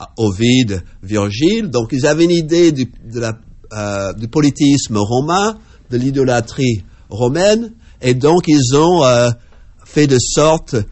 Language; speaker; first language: French; non-native, fluent; English